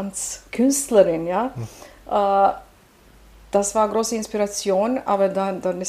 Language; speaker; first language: German; non-native, fluent; Serbian